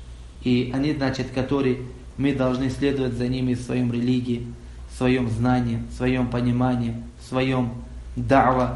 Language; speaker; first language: Russian; non-native, local second language; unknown